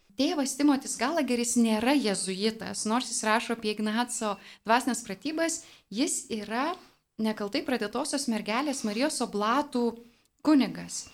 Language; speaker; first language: Lithuanian; native; Lithuanian